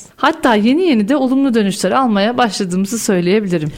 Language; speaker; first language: Turkish; native; Turkish